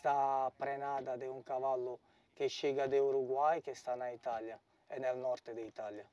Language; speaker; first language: Portuguese; non-native, learner; Italian